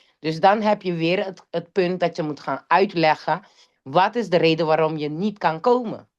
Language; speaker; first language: Dutch; non-native, local second language; Papiamento